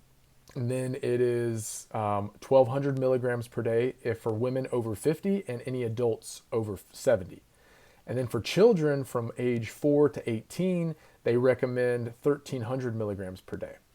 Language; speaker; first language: English; native; English